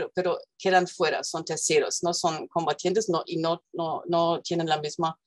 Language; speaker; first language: Spanish; non-native, fluent; German